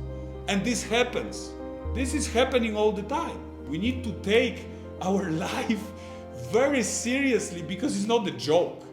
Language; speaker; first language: English; non-native, fluent; Polish